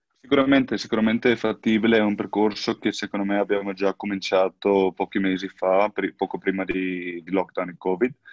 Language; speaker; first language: Italian; non-native, fluent; Afrikaans